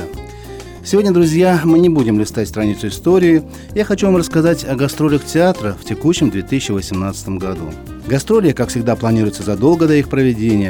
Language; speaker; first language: Russian; native; Russian